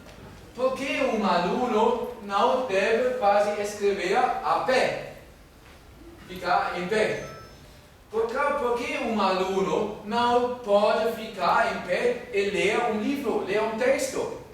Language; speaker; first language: Portuguese; non-native, fluent; German